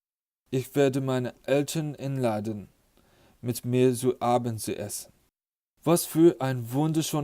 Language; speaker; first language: German; non-native, learner; English